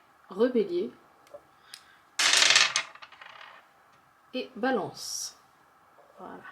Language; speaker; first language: French; native; French